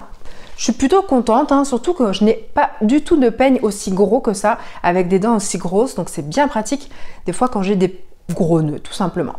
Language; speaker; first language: French; native; French